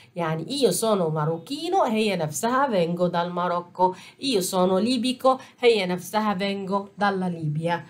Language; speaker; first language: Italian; non-native, fluent; Arabic